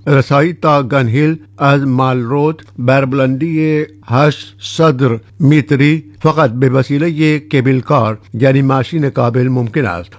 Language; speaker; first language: Persian; non-native, fluent; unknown